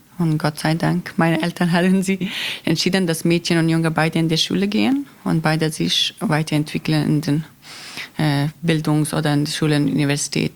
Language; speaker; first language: German; non-native, learner; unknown